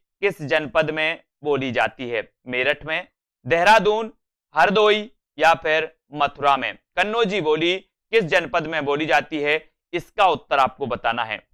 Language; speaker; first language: Hindi; native; Hindi